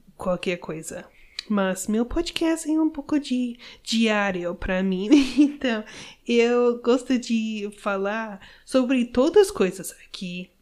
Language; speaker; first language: Portuguese; non-native, fluent; English